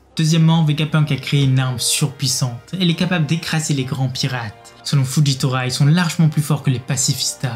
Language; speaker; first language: French; native; French